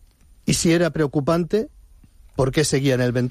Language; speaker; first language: Spanish; native; Spanish